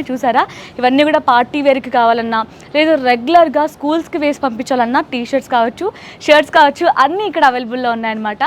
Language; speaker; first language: Telugu; native; Telugu